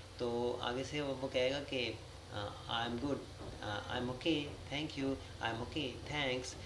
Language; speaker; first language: Urdu; native; Urdu